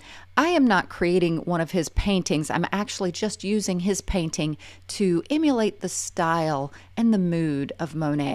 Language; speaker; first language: English; native; English